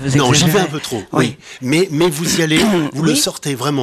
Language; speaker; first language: French; native; French